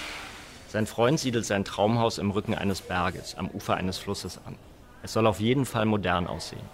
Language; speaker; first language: German; native; German